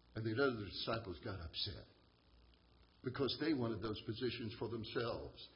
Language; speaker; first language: English; native; English